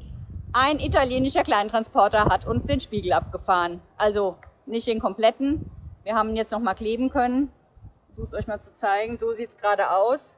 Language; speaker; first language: German; native; German